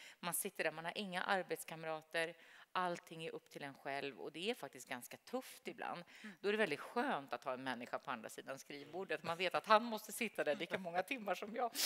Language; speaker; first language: Swedish; native; Swedish